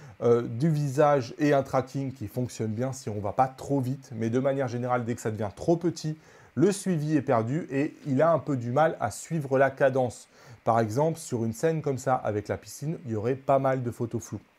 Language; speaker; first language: French; native; French